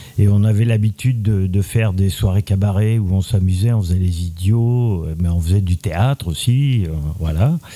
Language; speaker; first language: French; native; French